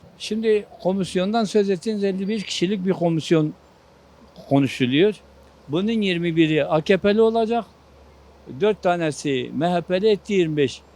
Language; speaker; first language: Turkish; non-native, local second language; Kurdish